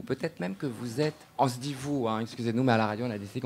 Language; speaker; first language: French; native; French